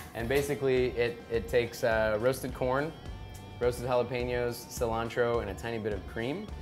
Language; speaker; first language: English; native; English